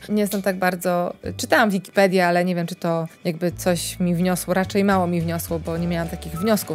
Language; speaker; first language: Polish; native; Polish